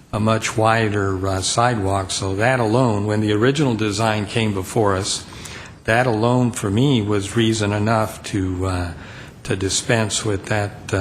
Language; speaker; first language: English; native; English